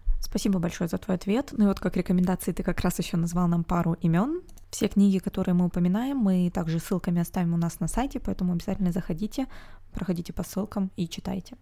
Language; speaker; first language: Russian; native; Russian